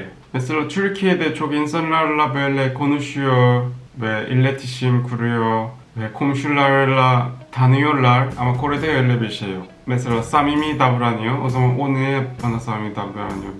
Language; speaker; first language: Turkish; non-native, learner; Korean